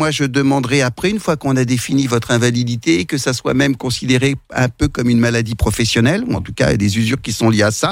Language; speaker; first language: French; native; French